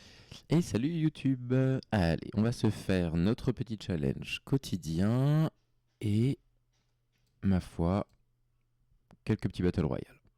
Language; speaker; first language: French; native; French